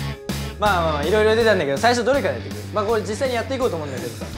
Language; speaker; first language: Japanese; native; Japanese